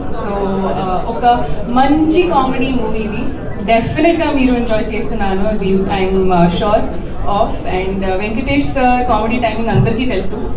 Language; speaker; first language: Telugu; non-native, learner; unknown